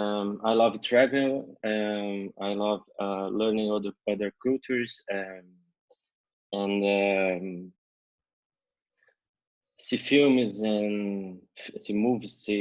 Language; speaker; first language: English; non-native, learner; Portuguese